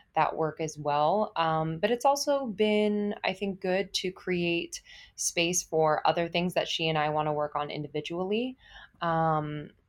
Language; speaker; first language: English; native; English